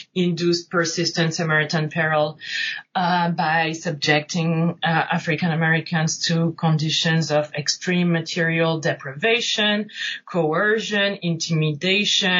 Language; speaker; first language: English; non-native, fluent; French